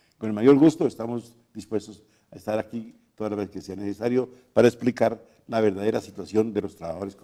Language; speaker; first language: Spanish; native; Spanish